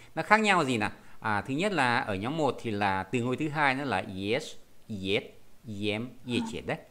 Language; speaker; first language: Vietnamese; native; Vietnamese